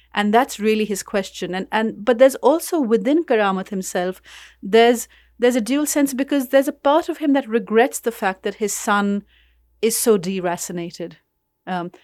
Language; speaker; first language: English; non-native, local second language; Urdu